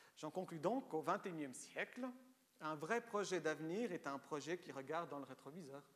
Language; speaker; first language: French; early bilingual, other home language; Romanian